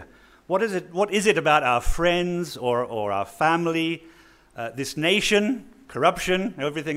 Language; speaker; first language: English; native; English